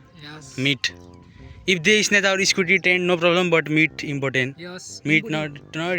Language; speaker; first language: English; non-native, learner; Nepali